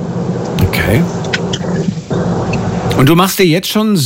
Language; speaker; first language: German; native; German